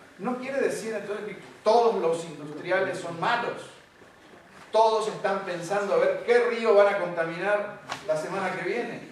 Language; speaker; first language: Spanish; native; Spanish